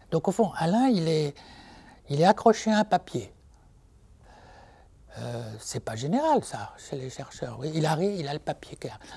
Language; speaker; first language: French; native; French